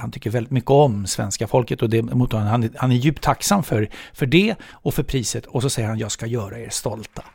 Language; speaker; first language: Swedish; native; Swedish